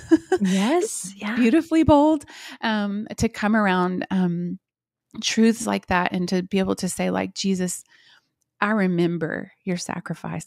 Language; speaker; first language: English; native; English